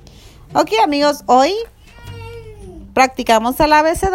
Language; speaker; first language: Spanish; early bilingual, heritage; Spanish